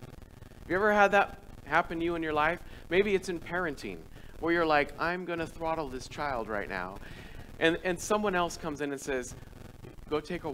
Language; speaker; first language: English; native; English